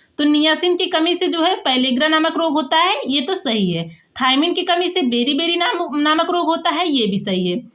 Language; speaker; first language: Hindi; native; Hindi